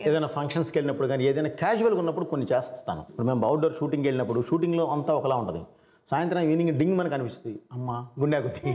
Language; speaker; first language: Telugu; native; Telugu